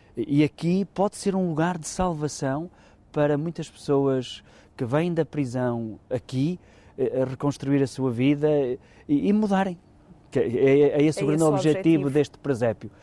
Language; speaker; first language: Portuguese; native; Portuguese